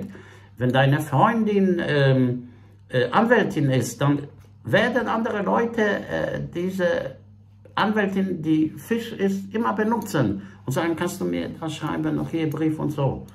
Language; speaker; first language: German; non-native, fluent; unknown